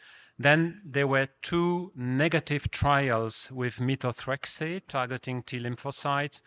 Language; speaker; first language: English; non-native, fluent; French